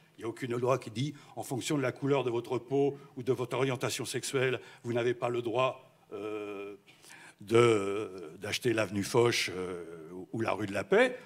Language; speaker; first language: French; native; French